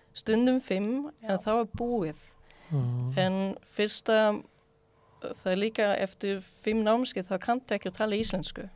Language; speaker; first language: Icelandic; non-native, fluent; Swedish